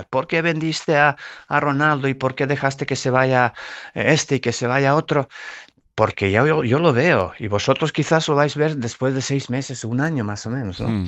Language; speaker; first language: Spanish; non-native, fluent; Serbian